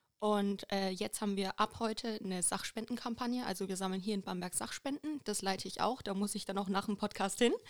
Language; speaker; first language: German; native; German